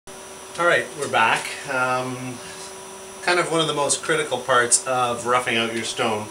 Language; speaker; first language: English; native; English